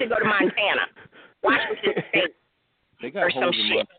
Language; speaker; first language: English; native; English